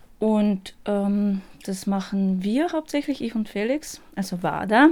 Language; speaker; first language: German; non-native, fluent; Russian